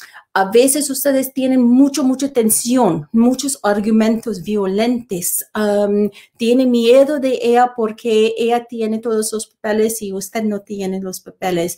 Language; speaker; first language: Spanish; non-native, learner; English